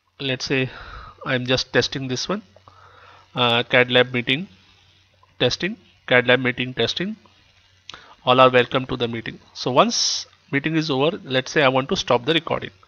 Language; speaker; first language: English; non-native, local second language; Kannada